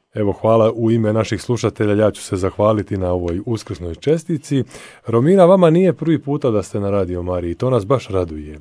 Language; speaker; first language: Croatian; native; Croatian